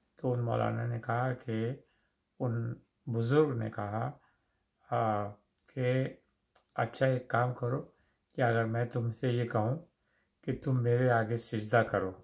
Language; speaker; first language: Hindi; native; Hindi